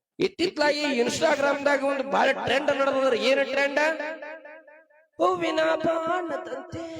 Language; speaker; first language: Kannada; native; Kannada